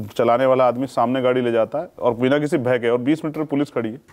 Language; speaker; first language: Hindi; native; Hindi